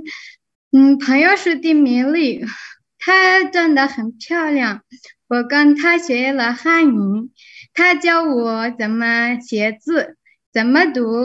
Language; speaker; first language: Chinese; non-native, learner; Arabic